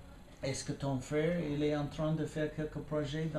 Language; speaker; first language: French; non-native, fluent; English